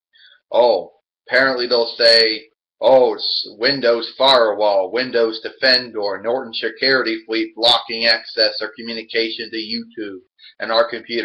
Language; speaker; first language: English; native; English